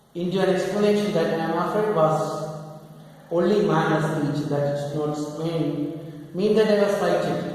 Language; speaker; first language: English; non-native, local second language; Malayalam